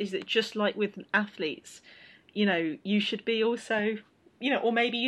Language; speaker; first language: English; native; English